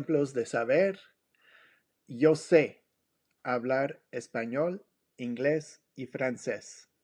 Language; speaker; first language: Spanish; non-native, fluent; English